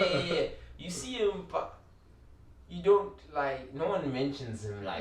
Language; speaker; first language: English; early bilingual, other home language; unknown